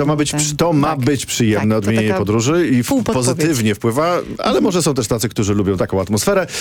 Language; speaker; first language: Polish; native; Polish